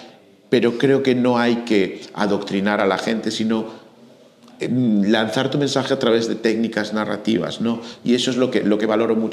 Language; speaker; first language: Spanish; native; Spanish